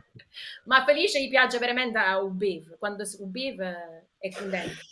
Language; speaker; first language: Italian; early bilingual, heritage; English